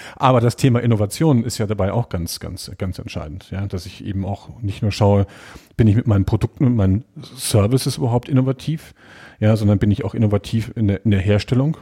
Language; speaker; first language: German; native; German